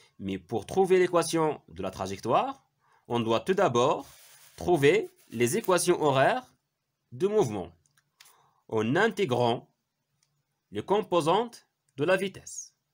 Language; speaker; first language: French; non-native, local second language; Arabic